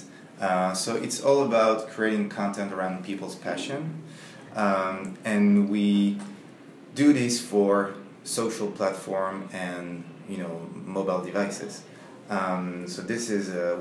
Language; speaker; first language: English; non-native, fluent; French